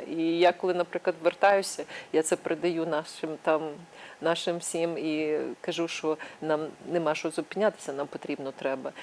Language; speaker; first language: Ukrainian; native; Ukrainian